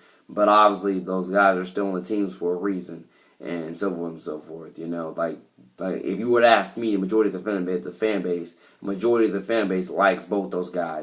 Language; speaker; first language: English; native; English